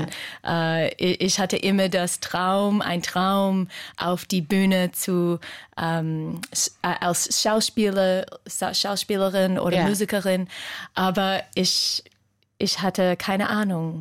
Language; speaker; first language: German; non-native, fluent; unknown